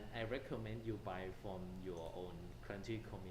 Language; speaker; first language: English; non-native, fluent; Thai